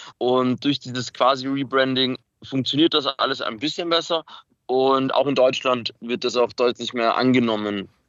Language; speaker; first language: German; early bilingual, other home language; Macedonian